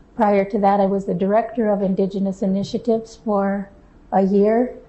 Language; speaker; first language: English; native; English